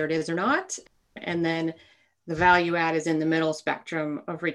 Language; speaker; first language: English; native; English